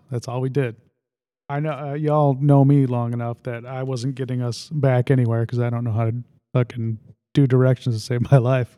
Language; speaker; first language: English; native; English